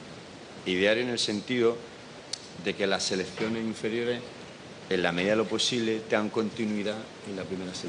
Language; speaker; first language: Spanish; native; Spanish